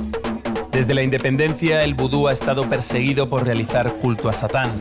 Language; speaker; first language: Spanish; native; Spanish